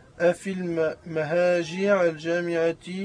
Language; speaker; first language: Arabic; non-native, learner; French